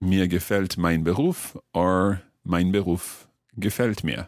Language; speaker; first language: German; non-native, learner; English